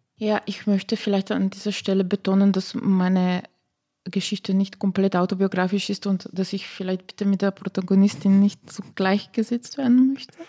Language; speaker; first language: German; non-native, fluent; Slovenian